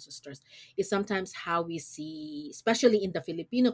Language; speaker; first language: English; non-native, local second language; Filipino